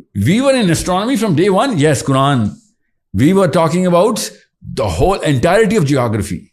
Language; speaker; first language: English; non-native, local second language; Urdu